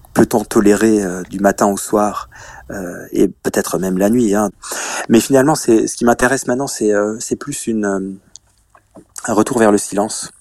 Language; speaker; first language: French; native; French